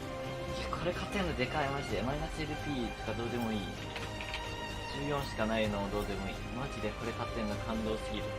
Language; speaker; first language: Japanese; native; Japanese